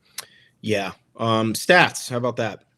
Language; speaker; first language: English; native; English